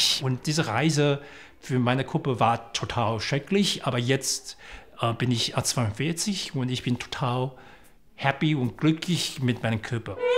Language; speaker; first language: German; non-native, fluent; Chinese